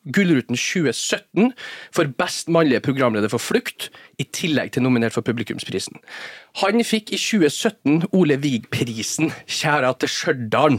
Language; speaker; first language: Norwegian; early bilingual, other home language; Albanian